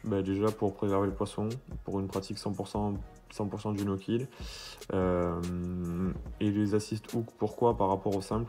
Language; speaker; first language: French; native; French